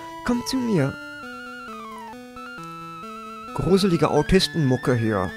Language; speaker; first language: German; native; German